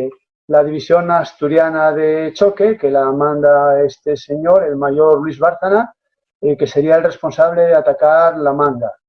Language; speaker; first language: Spanish; native; Spanish